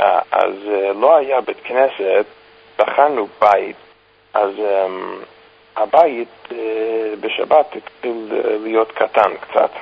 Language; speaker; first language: Hebrew; non-native, fluent; English